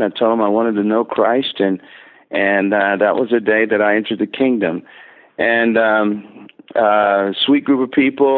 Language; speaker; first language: English; native; English